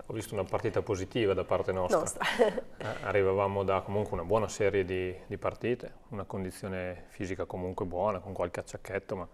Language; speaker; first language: Italian; native; Italian